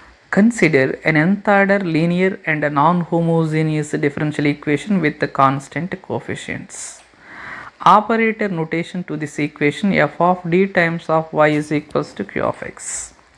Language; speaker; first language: English; non-native, local second language; Telugu